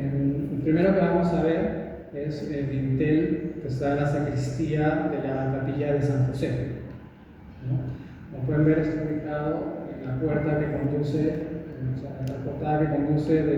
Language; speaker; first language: Spanish; native; Spanish